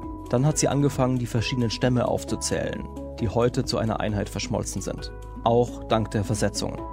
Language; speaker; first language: German; native; German